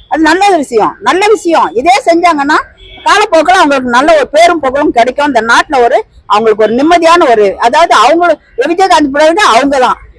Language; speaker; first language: Tamil; native; Tamil